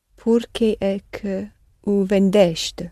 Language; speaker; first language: Portuguese; non-native, learner; English